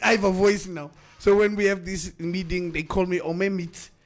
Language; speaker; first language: English; non-native, local second language; Afrikaans